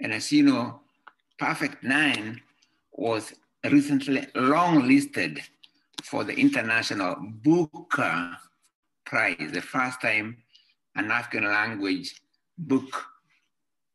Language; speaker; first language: English; non-native, local second language; Kikuyu